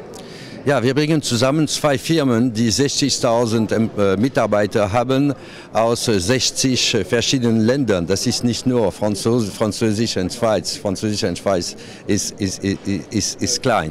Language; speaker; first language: German; non-native, fluent; French